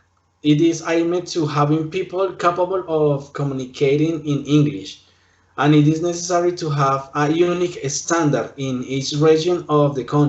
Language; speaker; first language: English; non-native, learner; Spanish